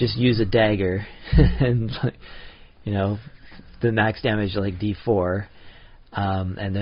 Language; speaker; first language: English; native; English